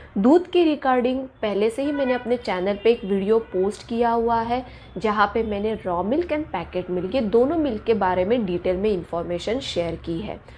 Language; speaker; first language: Hindi; non-native, local second language; Marathi